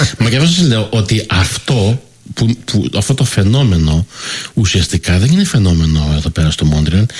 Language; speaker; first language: Greek; early bilingual, heritage; Greek